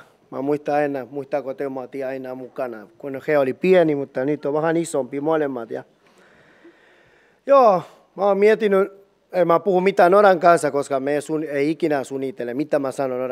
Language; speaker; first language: Finnish; non-native, learner; Spanish